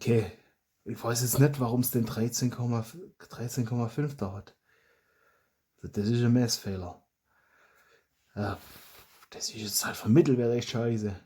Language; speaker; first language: German; native; German